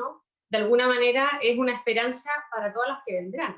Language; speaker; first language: Spanish; native; Spanish